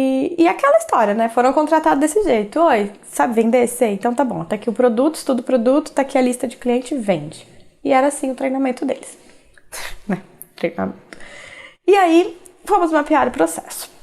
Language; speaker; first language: Portuguese; native; Portuguese